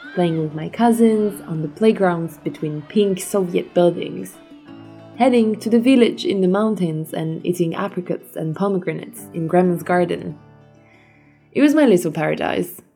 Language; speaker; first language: English; early bilingual, other home language; Armenian